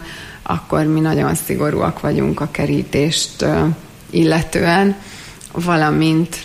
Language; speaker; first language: Hungarian; native; Hungarian